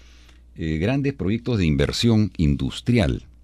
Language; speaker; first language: Spanish; native; Spanish